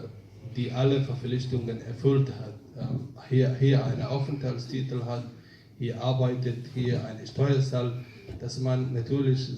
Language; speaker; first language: German; non-native, fluent; Somali